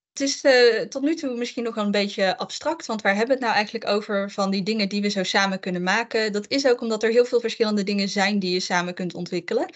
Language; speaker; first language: Dutch; native; Dutch